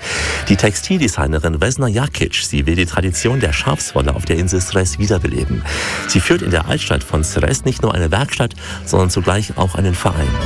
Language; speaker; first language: German; native; German